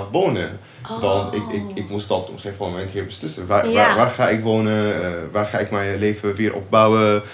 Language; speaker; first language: Dutch; non-native, fluent; Arabic